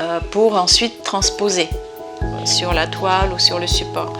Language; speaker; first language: French; non-native, fluent; Bulgarian